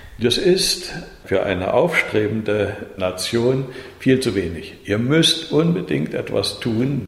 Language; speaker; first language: German; native; German